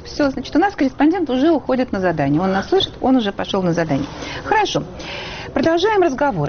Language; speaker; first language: Russian; native; Russian